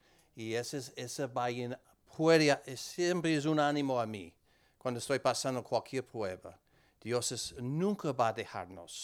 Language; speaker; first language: Spanish; non-native, learner; English